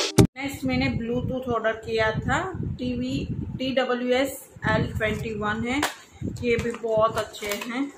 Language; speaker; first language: Hindi; non-native, local second language; Gujarati